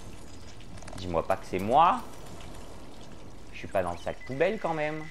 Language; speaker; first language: French; native; French